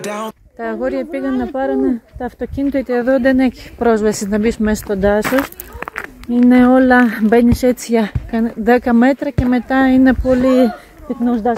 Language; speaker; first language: Greek; native; Greek